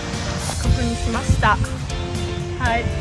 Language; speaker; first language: Japanese; non-native, fluent; Russian